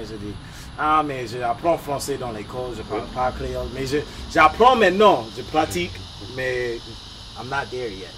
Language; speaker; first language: French; non-native, local second language; English